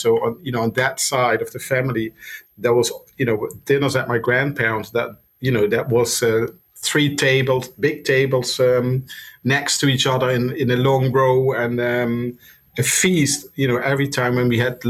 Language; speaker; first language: English; non-native, fluent; Dutch